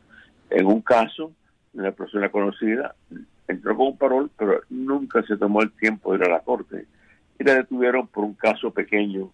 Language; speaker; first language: Spanish; native; Spanish